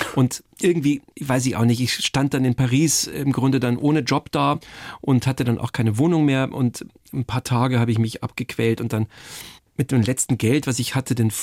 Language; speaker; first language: German; native; German